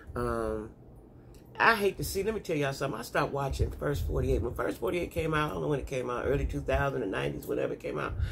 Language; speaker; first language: English; native; English